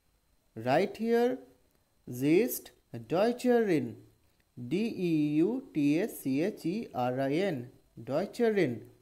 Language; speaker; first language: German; non-native, learner; Hindi